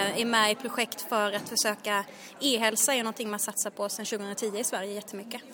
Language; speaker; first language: Swedish; native; Swedish